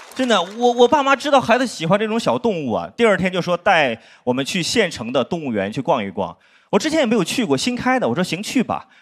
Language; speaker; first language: Chinese; native; Chinese